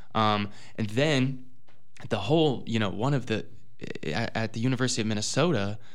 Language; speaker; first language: English; native; English